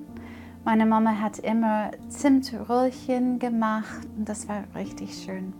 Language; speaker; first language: German; non-native, fluent; English